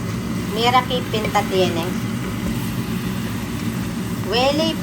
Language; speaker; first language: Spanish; non-native, fluent; Filipino